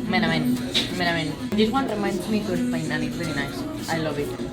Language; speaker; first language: English; non-native, learner; Spanish